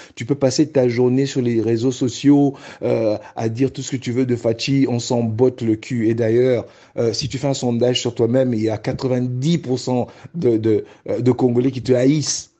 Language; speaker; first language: French; non-native, local second language; Luba-Lulua